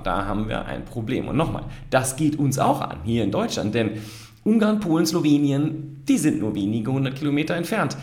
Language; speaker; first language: German; native; German